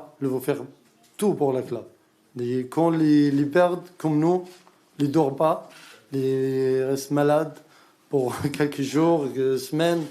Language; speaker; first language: French; non-native, learner; Arabic